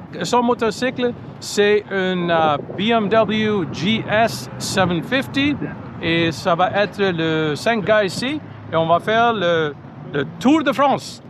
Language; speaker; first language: French; non-native, local second language; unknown